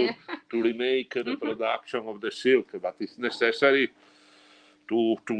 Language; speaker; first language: English; non-native, learner; Italian